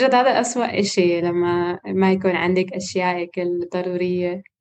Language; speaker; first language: Arabic; non-native, fluent; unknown